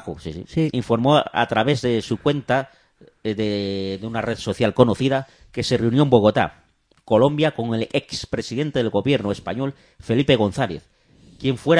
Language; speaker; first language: Spanish; native; Spanish